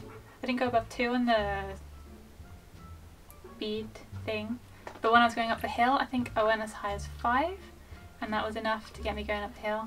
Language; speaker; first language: English; native; English